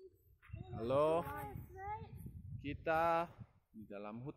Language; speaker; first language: Indonesian; non-native, learner; Dutch